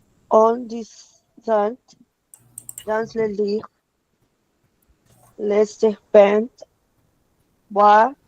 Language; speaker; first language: French; non-native, learner; Portuguese